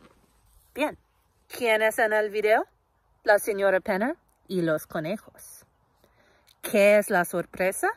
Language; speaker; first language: Spanish; non-native, fluent; English